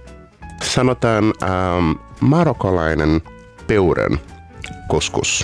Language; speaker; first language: Finnish; non-native, fluent; Portuguese